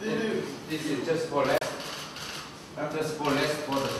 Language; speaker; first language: English; non-native, fluent; Korean